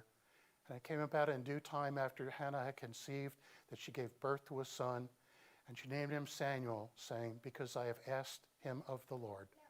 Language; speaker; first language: English; native; English